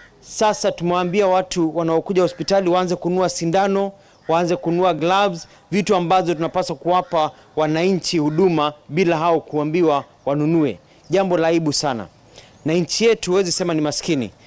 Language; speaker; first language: Swahili; non-native, local second language; Kamba